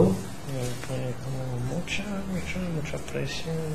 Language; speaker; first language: Spanish; non-native, learner; French